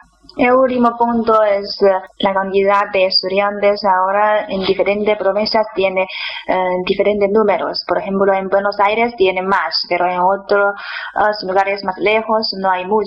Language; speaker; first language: Spanish; non-native, fluent; Chinese